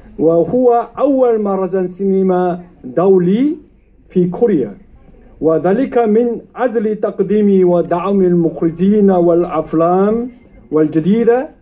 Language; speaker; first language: Arabic; non-native, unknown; Korean